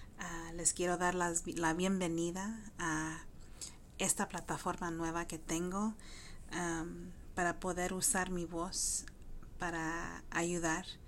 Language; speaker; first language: Spanish; early bilingual, heritage; Spanish